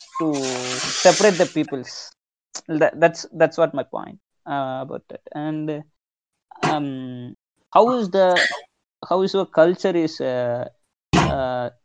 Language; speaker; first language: English; non-native, local second language; Tamil